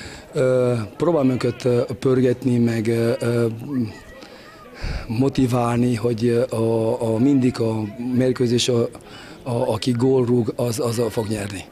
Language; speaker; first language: Hungarian; non-native, learner; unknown